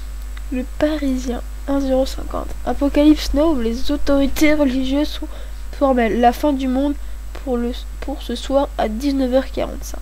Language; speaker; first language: French; native; French